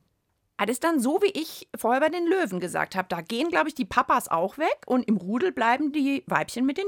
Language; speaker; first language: German; native; German